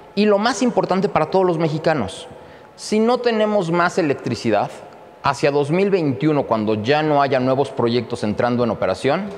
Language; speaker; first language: Spanish; native; Spanish